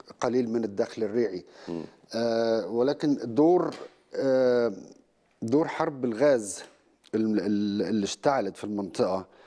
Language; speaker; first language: Arabic; native; Arabic